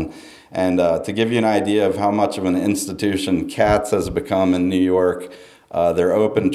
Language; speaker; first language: English; native; English